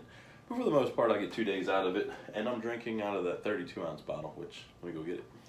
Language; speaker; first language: English; native; English